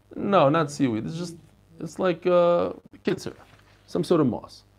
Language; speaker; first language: English; non-native, fluent; Hebrew